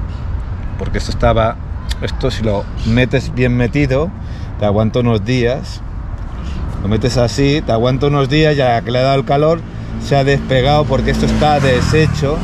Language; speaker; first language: Spanish; native; Spanish